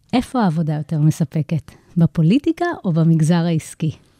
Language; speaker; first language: Hebrew; native; Hebrew